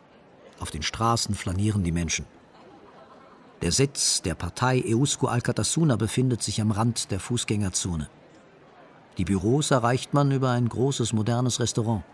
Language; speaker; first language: German; native; German